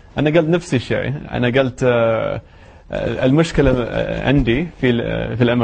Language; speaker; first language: Arabic; non-native, learner; English